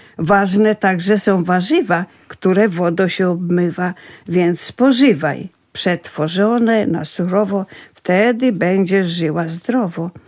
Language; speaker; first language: Polish; native; Polish